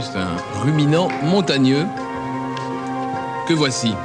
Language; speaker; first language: French; native; French